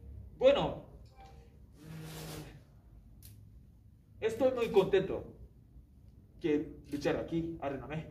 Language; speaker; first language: Spanish; non-native, learner; Japanese